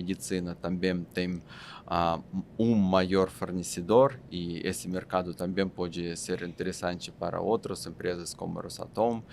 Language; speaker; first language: Portuguese; non-native, fluent; Russian